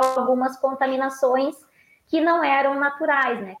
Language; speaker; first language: Portuguese; native; Portuguese